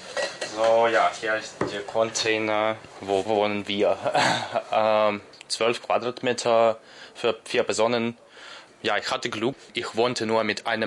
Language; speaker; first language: German; non-native, learner; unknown